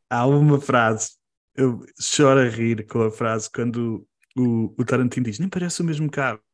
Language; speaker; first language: Portuguese; early bilingual, heritage; Portuguese